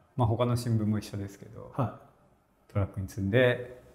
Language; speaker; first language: Japanese; native; Japanese